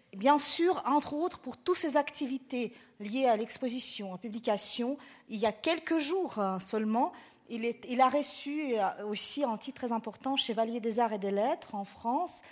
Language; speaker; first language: French; non-native, fluent; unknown